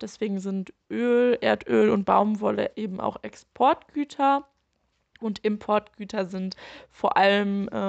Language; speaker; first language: German; native; German